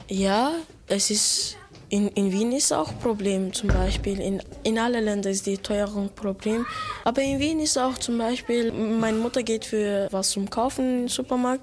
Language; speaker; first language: German; early bilingual, other home language; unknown